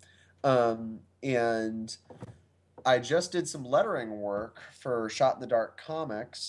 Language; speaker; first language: English; native; English